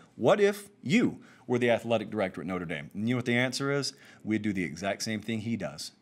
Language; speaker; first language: English; native; English